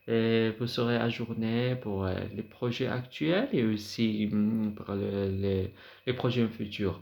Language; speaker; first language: French; non-native, fluent; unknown